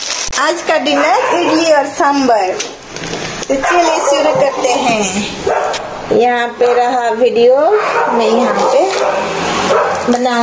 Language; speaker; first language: Hindi; native; Hindi